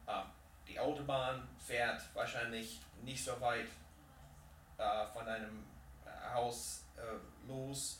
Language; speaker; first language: German; non-native, fluent; English